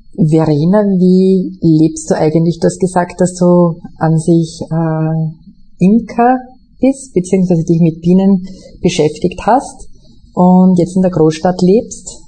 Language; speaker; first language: German; native; German